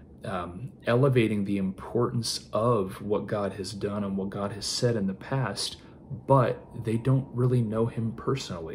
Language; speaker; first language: English; native; English